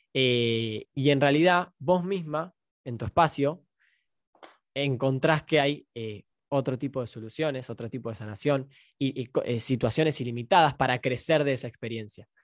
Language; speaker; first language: Spanish; native; Spanish